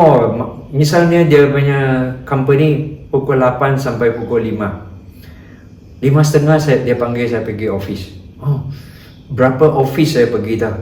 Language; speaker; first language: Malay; non-native, local second language; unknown